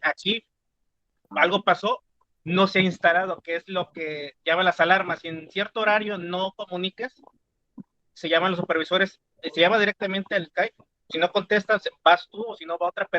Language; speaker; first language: Spanish; native; Spanish